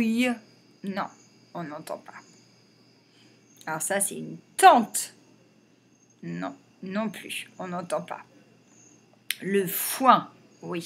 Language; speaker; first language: French; native; French